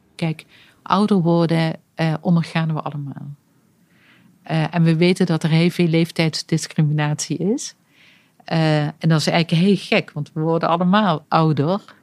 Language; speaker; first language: Dutch; native; Dutch